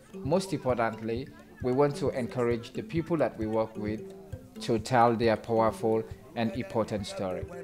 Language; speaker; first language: English; non-native, local second language; Krio